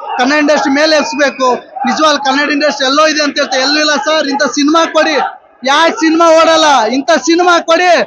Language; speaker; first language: Kannada; native; Kannada